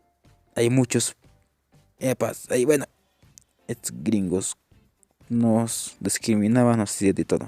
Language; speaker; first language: Spanish; non-native, local second language; Quechua